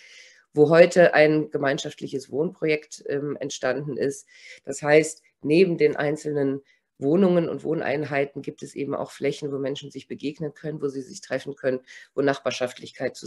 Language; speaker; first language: German; native; German